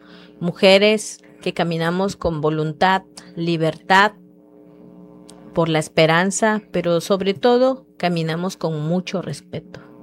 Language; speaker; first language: Spanish; non-native, local second language; Yucateco